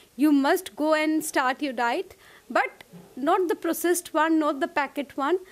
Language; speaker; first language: English; non-native, local second language; Punjabi